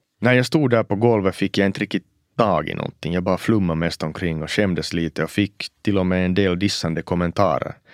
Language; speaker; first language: Swedish; native; Swedish